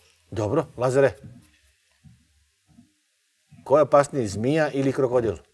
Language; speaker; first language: Serbian; native; Serbian